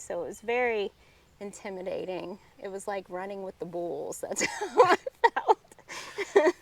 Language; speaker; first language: English; native; English